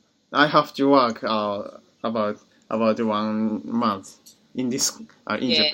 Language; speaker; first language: English; non-native, learner; Japanese